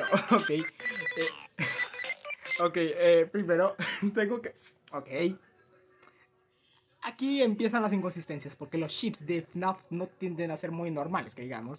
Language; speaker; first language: Spanish; native; Spanish